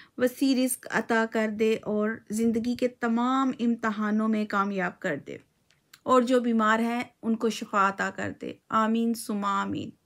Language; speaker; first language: Urdu; native; Urdu